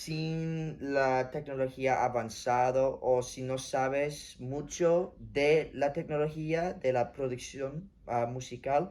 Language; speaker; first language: Spanish; non-native, learner; English